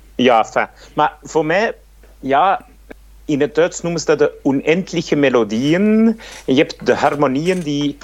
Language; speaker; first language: Dutch; native; Dutch